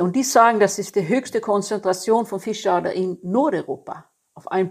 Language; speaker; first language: German; non-native, fluent; Swedish